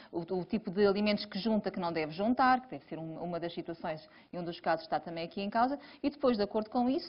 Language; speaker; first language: Portuguese; native; Portuguese